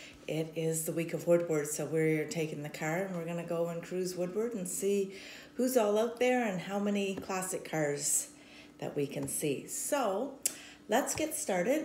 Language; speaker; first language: English; native; English